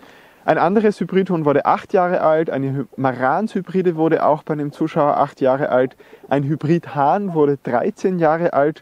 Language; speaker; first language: German; native; German